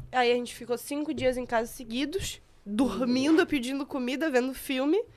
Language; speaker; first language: Portuguese; native; Portuguese